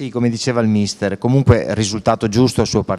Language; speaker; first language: Italian; native; Italian